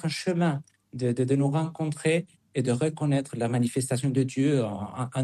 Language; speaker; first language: French; non-native, fluent; Spanish